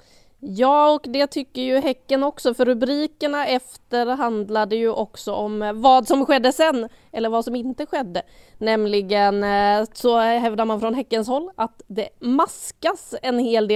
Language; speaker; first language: Swedish; native; Swedish